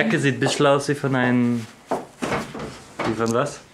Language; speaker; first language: German; native; German